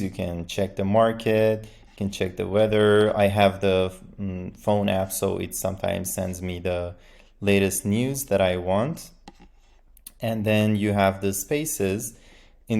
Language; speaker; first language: English; non-native, fluent; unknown